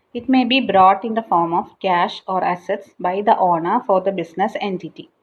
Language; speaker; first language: English; non-native, local second language; Malayalam